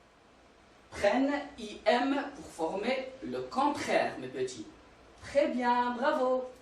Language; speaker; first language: French; non-native, local second language; Arabic